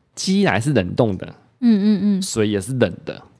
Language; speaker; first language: Chinese; native; Chinese